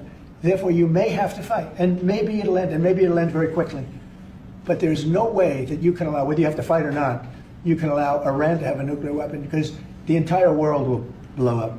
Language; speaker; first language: English; native; English